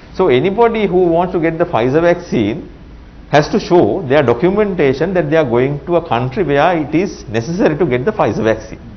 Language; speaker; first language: English; non-native, local second language; Sinhala